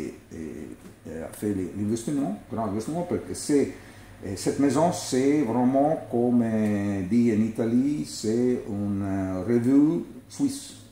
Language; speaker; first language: French; non-native, learner; Italian